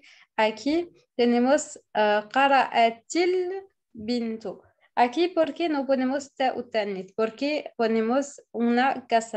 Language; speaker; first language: Spanish; non-native, fluent; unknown